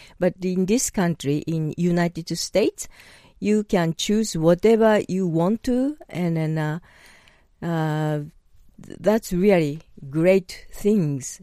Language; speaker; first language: English; non-native, learner; Japanese